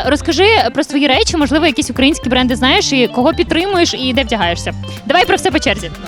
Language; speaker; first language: Ukrainian; native; Ukrainian